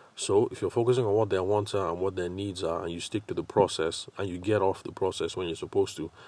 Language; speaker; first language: English; non-native, local second language; Yoruba